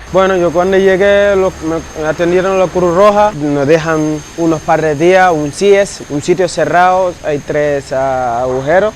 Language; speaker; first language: Spanish; non-native, fluent; Wolof